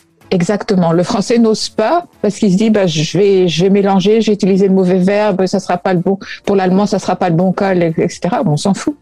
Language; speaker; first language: French; native; French